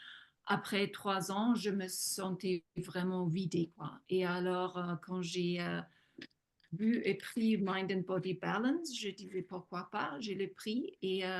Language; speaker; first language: French; non-native, fluent; German